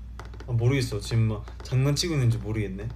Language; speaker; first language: Korean; early bilingual, heritage; Korean